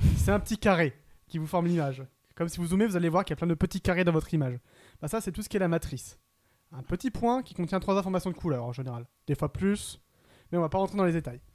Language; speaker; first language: French; native; French